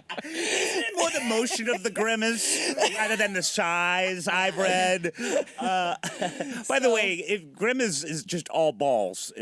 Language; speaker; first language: English; native; English